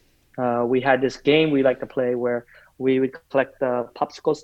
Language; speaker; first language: English; native; English